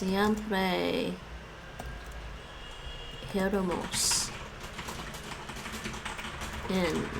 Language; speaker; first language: Spanish; non-native, learner; English